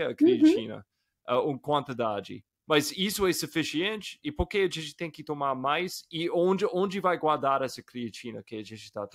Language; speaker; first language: Portuguese; non-native, fluent; English